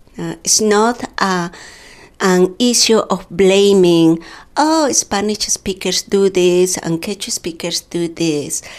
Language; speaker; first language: English; non-native, fluent; Quechua